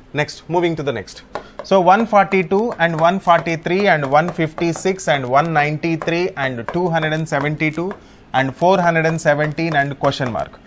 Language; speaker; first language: English; non-native, local second language; Telugu